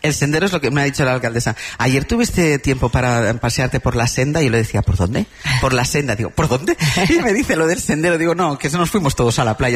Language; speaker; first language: Spanish; native; Spanish